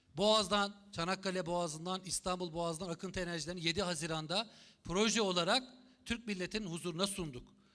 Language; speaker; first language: Turkish; native; Turkish